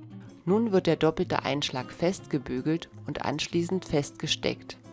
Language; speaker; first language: German; native; German